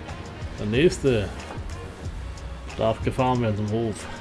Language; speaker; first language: German; native; German